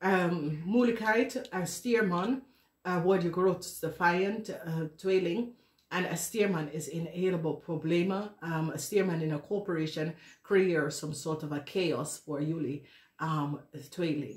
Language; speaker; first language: Dutch; non-native, learner; English